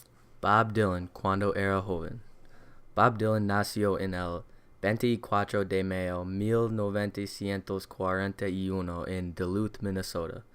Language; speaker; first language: Spanish; non-native, learner; English